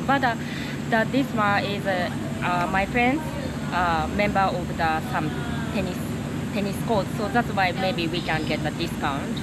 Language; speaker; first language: English; non-native, learner; Japanese